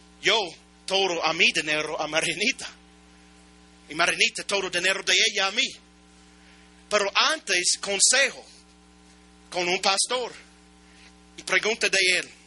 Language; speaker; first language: Spanish; non-native, learner; English